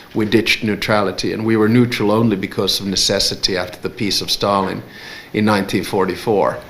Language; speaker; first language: English; non-native, fluent; Finnish